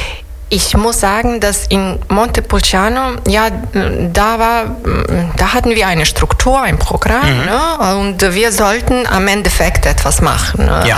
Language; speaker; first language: German; non-native, fluent; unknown